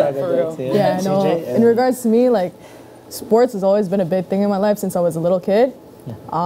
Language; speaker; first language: English; early bilingual, other home language; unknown